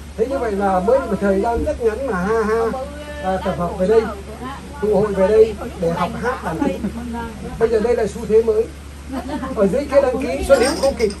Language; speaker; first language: Vietnamese; non-native, local second language; Tày